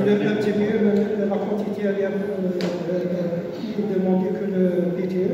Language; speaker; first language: French; non-native, local second language; Arabic